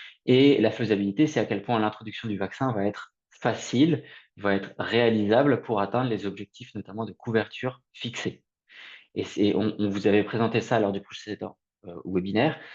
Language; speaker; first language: French; native; French